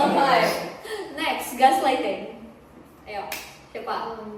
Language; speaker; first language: Indonesian; native; Indonesian